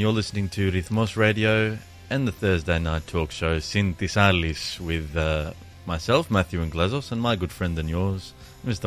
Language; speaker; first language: English; early bilingual, other home language; Greek